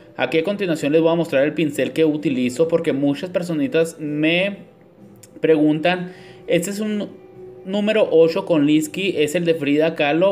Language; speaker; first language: Spanish; native; Spanish